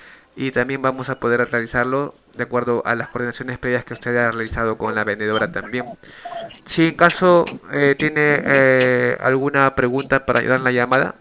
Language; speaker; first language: Spanish; native; Spanish